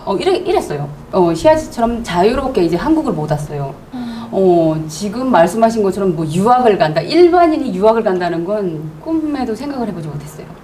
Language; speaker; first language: Korean; native; Korean